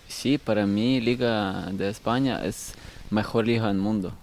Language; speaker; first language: Spanish; non-native, learner; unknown